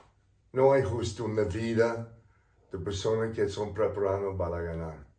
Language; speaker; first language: Spanish; non-native, learner; English